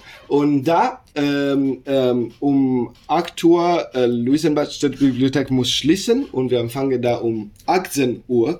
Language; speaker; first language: German; non-native, learner; Italian